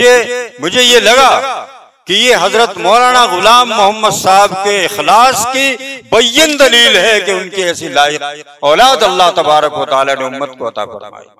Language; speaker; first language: Urdu; native; Urdu